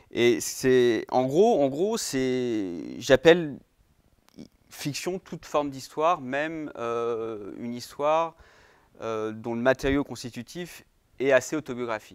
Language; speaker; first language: French; native; French